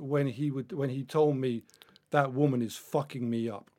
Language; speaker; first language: English; native; English